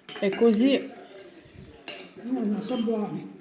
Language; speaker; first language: Italian; non-native, learner; Ukrainian